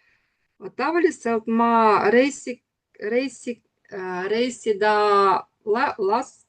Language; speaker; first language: Estonian; non-native, learner; Russian